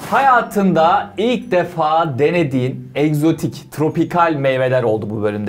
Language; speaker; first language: Turkish; native; Turkish